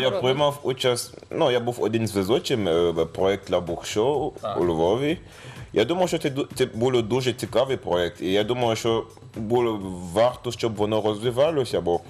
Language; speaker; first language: Ukrainian; non-native, fluent; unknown